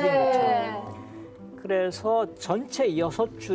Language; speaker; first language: Korean; native; Korean